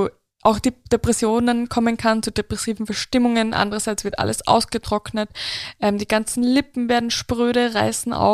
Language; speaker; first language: German; native; German